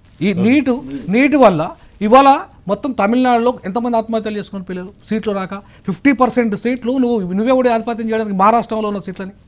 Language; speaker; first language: Telugu; native; Telugu